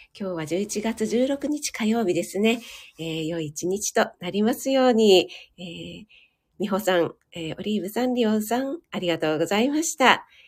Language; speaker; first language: Japanese; native; Japanese